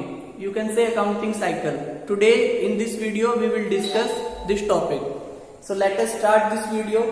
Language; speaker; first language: English; non-native, local second language; Hindi